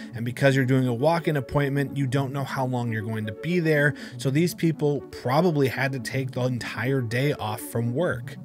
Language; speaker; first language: English; native; English